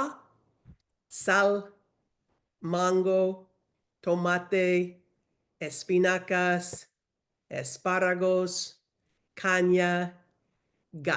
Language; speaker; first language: Spanish; non-native, learner; English